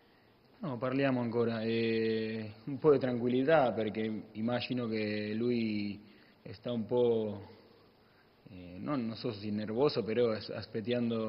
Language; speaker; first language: Italian; non-native, fluent; Spanish